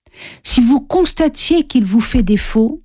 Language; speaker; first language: French; native; French